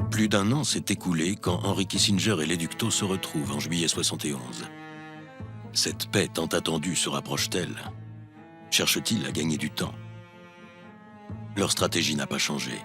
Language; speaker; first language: French; native; French